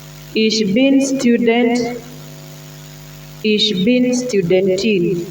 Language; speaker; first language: German; non-native, learner; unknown